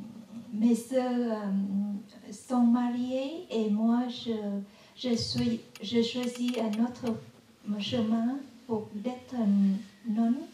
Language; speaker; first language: French; non-native, learner; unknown